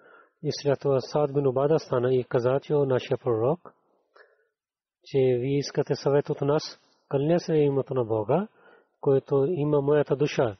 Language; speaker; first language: Bulgarian; non-native, learner; Urdu